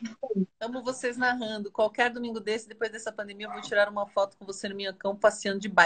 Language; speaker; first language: Portuguese; native; Portuguese